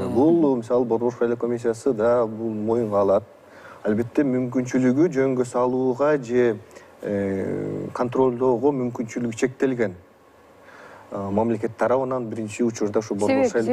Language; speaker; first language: Kyrgyz; native; Kyrgyz